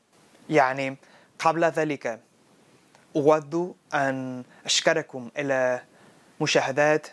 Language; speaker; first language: Arabic; non-native, fluent; Spanish